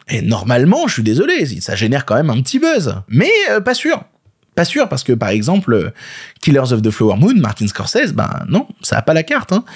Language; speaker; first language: French; native; French